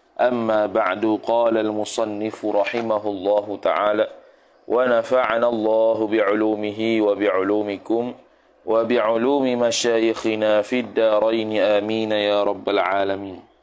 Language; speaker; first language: Arabic; non-native, fluent; Malay